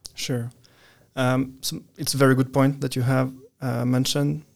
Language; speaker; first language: English; non-native, fluent; French